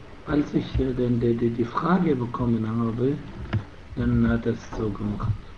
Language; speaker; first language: German; non-native, fluent; Arabic